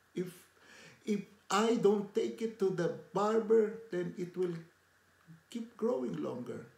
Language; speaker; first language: English; non-native, local second language; Filipino